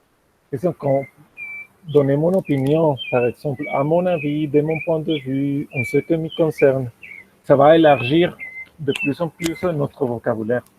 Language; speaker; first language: French; non-native, fluent; Spanish